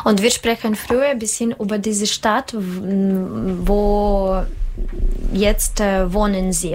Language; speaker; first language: German; non-native, learner; Russian